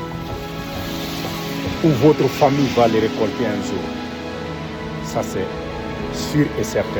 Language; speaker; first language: French; non-native, local second language; Fula